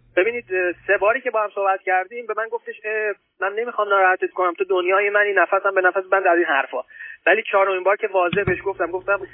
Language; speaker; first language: Persian; early bilingual, other home language; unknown